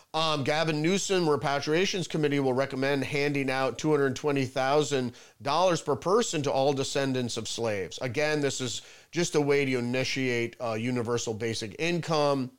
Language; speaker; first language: English; early bilingual, other home language; German